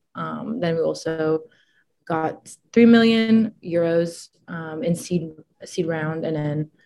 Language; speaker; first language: English; non-native, fluent; Italian